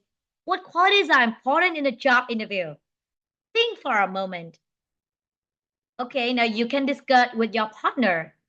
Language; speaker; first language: English; non-native, fluent; Vietnamese